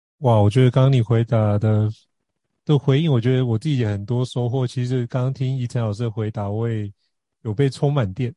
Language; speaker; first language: Chinese; native; Chinese